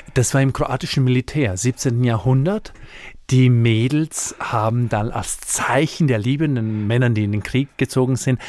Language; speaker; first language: German; non-native, fluent; Croatian